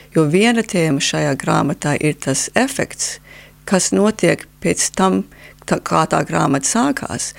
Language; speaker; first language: Latvian; early bilingual, heritage; Latvian